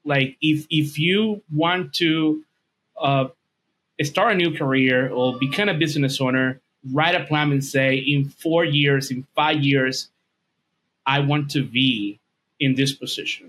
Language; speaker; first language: English; non-native, fluent; Spanish